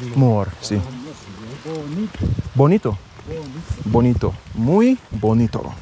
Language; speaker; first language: Spanish; non-native, learner; English